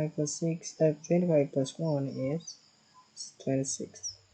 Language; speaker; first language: English; non-native, local second language; Filipino